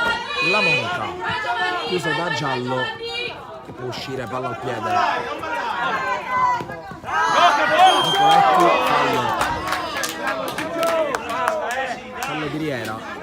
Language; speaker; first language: Italian; native; Italian